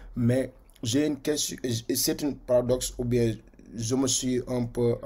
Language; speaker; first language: French; non-native, local second language; Wolof